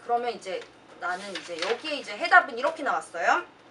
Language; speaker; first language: Korean; early bilingual, heritage; Korean